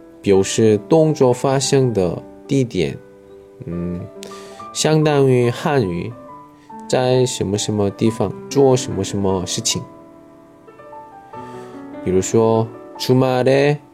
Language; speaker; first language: Chinese; non-native, learner; Korean